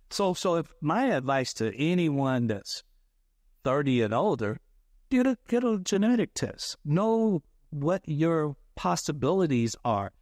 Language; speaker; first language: English; native; English